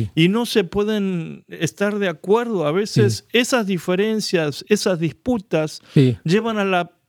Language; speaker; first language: Spanish; non-native, fluent; Korean